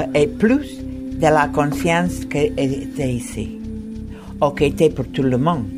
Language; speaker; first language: French; non-native, learner; English